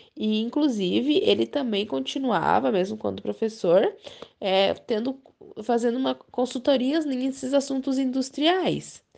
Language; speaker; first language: Portuguese; native; Portuguese